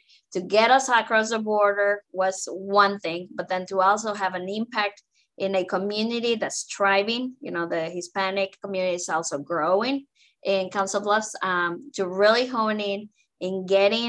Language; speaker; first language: English; non-native, fluent; Spanish